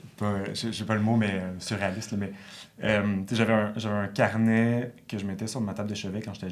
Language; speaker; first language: French; native; French